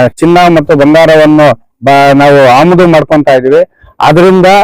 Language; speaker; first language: Kannada; native; Kannada